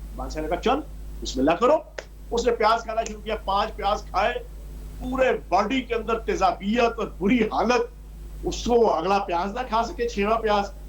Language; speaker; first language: Urdu; non-native, local second language; Punjabi